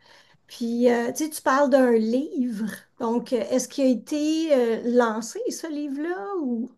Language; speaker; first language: French; native; French